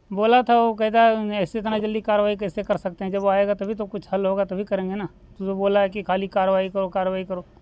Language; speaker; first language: Hindi; native; Hindi